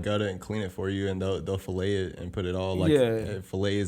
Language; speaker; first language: English; native; English